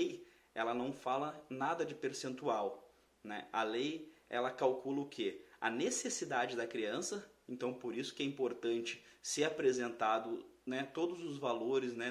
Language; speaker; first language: Portuguese; native; Portuguese